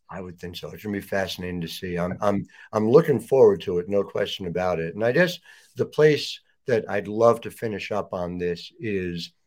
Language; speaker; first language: English; native; English